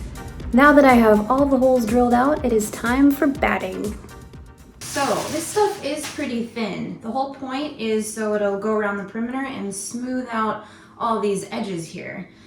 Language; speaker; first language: English; native; English